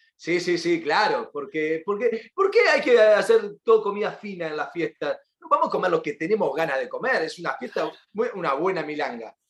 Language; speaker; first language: Spanish; native; Spanish